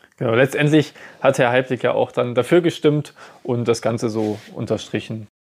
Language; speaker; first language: German; native; German